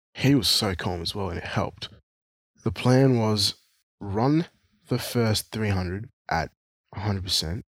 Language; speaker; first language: English; non-native, local second language; Swahili